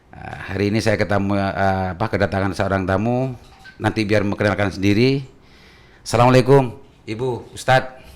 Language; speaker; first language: Indonesian; non-native, local second language; Madurese